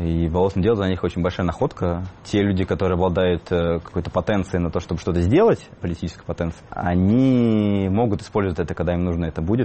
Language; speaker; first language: Russian; native; Russian